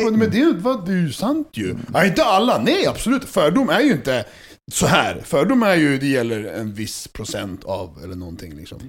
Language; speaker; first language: Swedish; early bilingual, other home language; Serbian